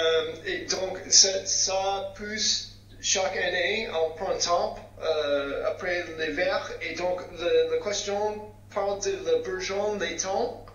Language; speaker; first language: French; non-native, fluent; English